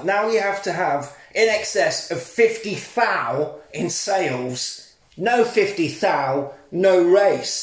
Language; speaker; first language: English; native; English